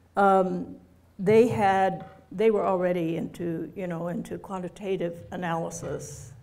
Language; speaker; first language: English; native; English